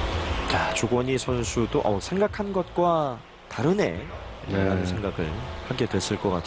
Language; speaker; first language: Korean; native; Korean